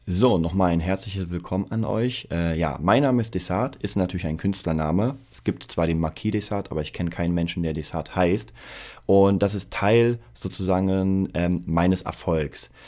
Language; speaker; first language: German; early bilingual, other home language; Polish